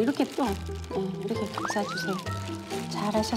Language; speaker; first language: Korean; native; Korean